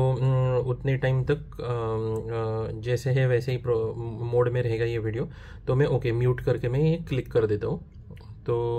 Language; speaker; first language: Hindi; non-native, local second language; Marathi